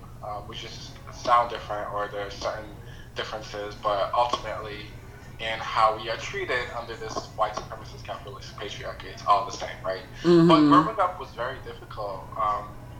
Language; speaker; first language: English; non-native, local second language; Yoruba